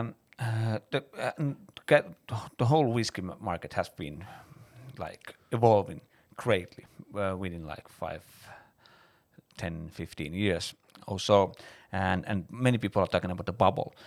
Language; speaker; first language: English; non-native, fluent; Finnish